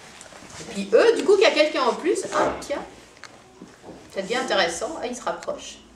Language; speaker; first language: French; native; French